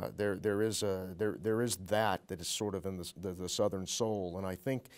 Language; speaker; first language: English; native; English